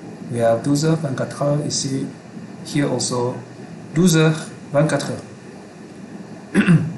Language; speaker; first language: French; non-native, fluent; Malay